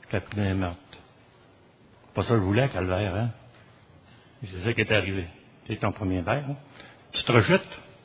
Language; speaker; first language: French; native; French